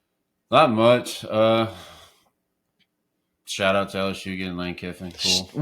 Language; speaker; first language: English; native; English